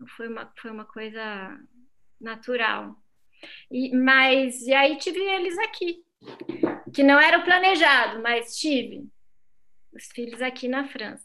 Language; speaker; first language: Portuguese; native; Portuguese